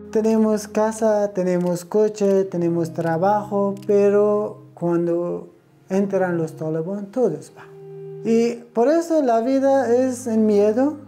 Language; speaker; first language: Spanish; non-native, learner; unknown